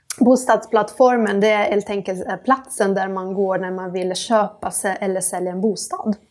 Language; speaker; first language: Swedish; non-native, fluent; Italian